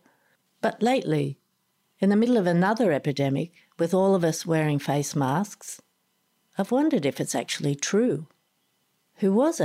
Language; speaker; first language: English; non-native, fluent; Italian